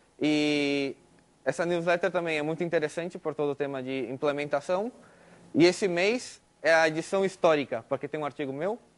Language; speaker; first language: Portuguese; early bilingual, heritage; Spanish